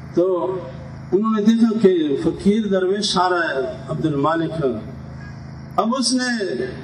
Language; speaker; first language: Urdu; non-native, local second language; Pashto